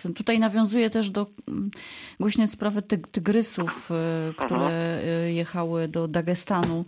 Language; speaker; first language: Polish; native; Polish